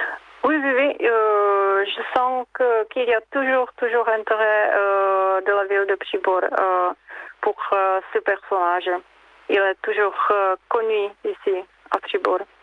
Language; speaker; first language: French; non-native, learner; Czech